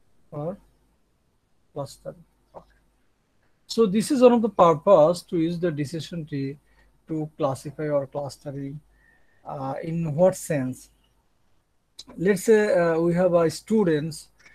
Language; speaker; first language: English; non-native, local second language; Bangla